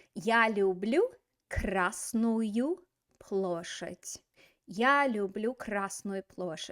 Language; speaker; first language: Russian; non-native, fluent; English